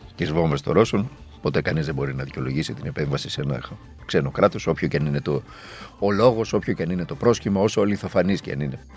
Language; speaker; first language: Greek; native; Greek